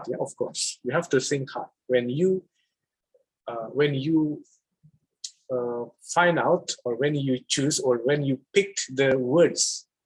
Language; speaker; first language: English; non-native, fluent; Indonesian